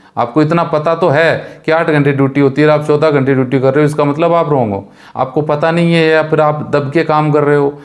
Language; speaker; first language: Hindi; native; Hindi